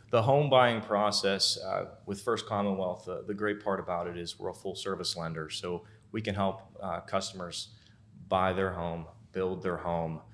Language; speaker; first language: English; native; English